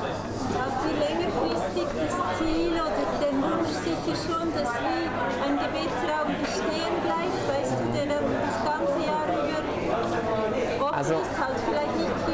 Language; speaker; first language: German; native; German